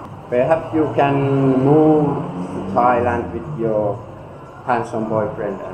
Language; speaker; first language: English; non-native, learner; Finnish